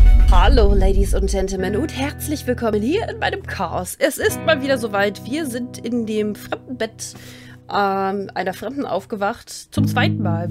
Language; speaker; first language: German; native; German